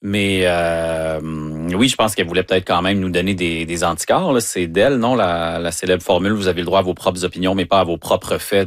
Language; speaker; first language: French; native; French